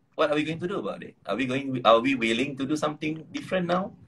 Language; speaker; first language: English; non-native, local second language; Malay